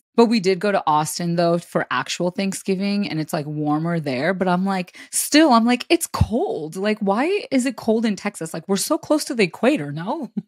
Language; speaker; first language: English; early bilingual, other home language; Hindi